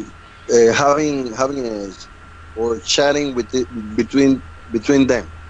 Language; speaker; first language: English; non-native, learner; Spanish